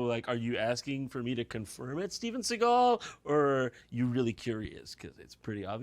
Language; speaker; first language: English; native; English